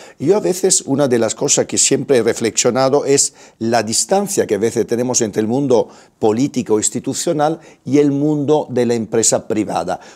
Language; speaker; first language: Spanish; non-native, fluent; Italian